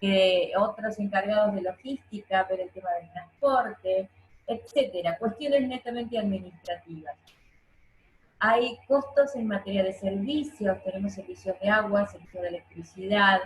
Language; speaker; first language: Spanish; native; Spanish